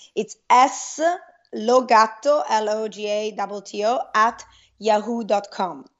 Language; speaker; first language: English; non-native, fluent; Italian